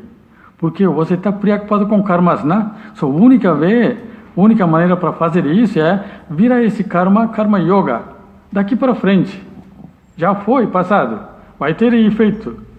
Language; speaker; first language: Portuguese; non-native, learner; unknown